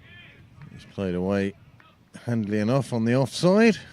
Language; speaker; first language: English; native; English